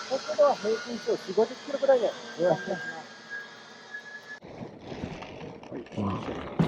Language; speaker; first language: Japanese; native; Japanese